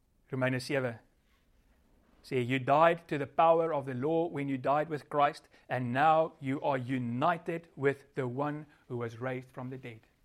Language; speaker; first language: English; non-native, local second language; Afrikaans